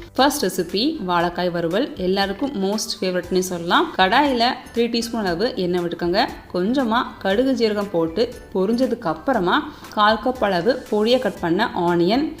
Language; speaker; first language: Tamil; native; Tamil